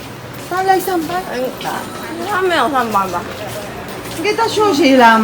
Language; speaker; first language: Chinese; non-native, learner; Filipino